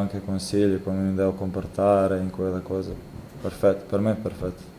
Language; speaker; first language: Italian; non-native, fluent; Croatian